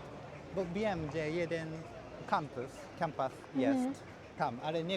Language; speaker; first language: Polish; non-native, learner; Japanese